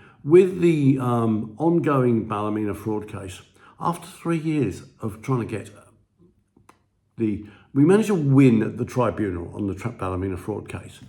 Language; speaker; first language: English; native; English